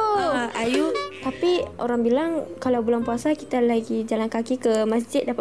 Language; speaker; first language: Indonesian; non-native, learner; Malay